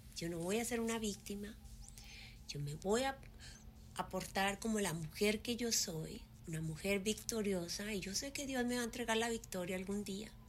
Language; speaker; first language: Spanish; native; Spanish